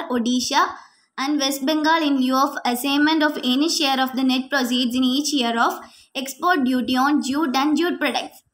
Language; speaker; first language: English; non-native, local second language; Malayalam